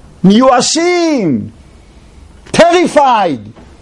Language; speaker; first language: English; non-native, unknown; Hebrew